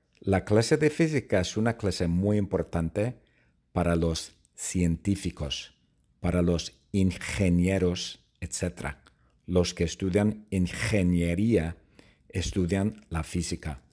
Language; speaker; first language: Spanish; non-native, fluent; English